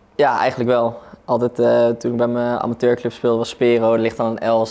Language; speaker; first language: Dutch; native; Dutch